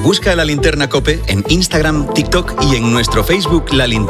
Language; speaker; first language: Spanish; native; Spanish